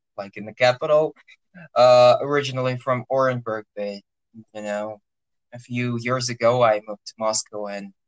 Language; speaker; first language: English; non-native, fluent; Russian